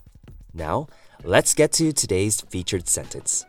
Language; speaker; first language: English; native; English